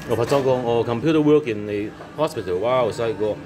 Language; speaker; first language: Japanese; non-native, learner; Cantonese